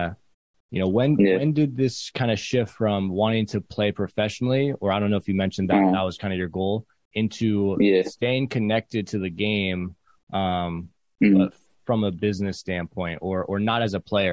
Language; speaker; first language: English; native; English